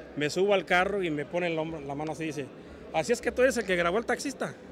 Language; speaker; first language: Spanish; native; Spanish